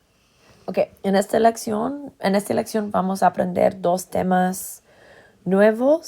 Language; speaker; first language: Spanish; non-native, fluent; English